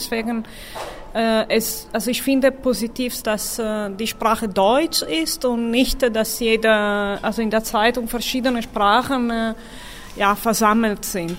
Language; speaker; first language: German; non-native, fluent; Italian